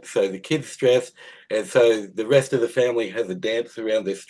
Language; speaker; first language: English; native; English